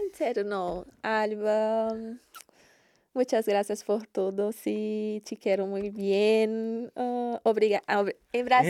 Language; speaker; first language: Spanish; non-native, learner; Portuguese